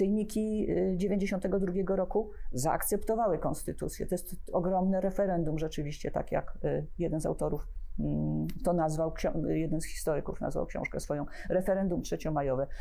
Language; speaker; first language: Polish; native; Polish